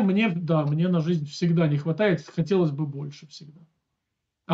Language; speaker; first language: Russian; native; Russian